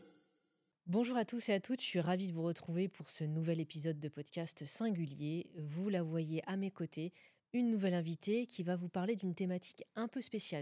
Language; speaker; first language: French; native; French